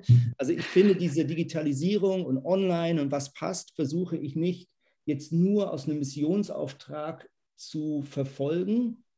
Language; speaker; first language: German; native; German